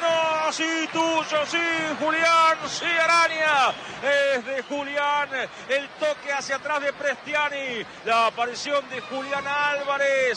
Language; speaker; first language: Spanish; native; Spanish